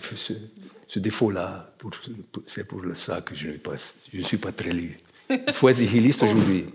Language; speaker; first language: French; native; French